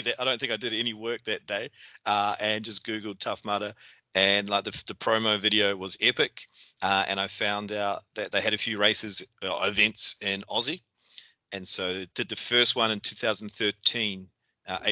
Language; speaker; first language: English; native; English